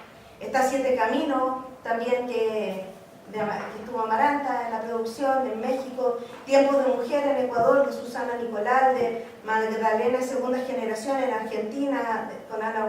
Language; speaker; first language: Spanish; native; Spanish